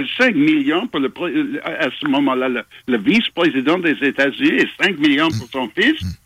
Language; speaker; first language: French; non-native, local second language; English